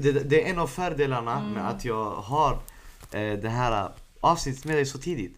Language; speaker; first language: Swedish; early bilingual, other home language; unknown